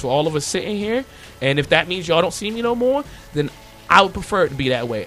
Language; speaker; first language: English; native; English